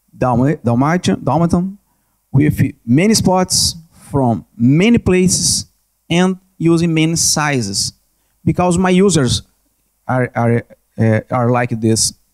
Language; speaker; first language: English; non-native, learner; Portuguese